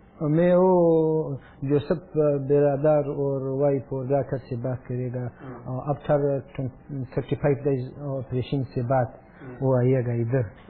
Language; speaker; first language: Hindi; non-native, learner; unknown